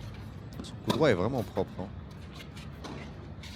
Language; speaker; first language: French; native; French